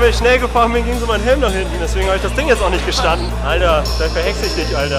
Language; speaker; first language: German; native; German